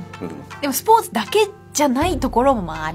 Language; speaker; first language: Japanese; native; Japanese